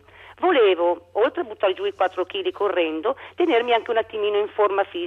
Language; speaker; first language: Italian; native; Italian